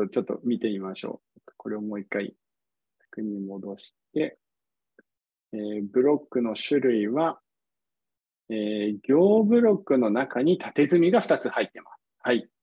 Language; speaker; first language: Japanese; non-native, fluent; English